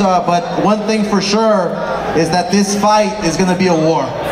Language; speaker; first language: English; early bilingual, other home language; Spanish